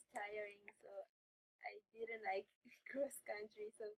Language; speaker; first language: English; non-native, learner; Japanese